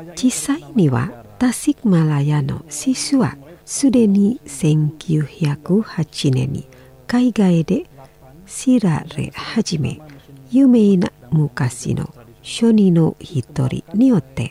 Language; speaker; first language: Japanese; non-native, learner; Indonesian